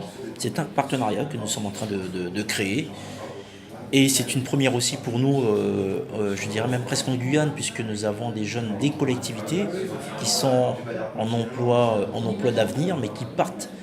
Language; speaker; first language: French; native; French